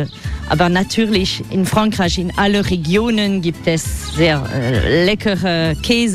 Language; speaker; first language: German; non-native, learner; French